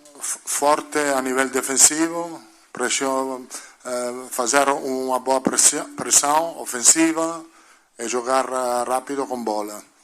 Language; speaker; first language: Portuguese; non-native, learner; Italian